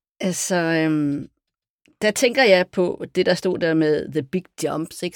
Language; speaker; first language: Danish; native; Danish